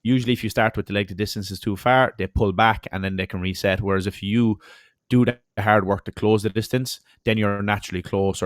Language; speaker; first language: English; native; English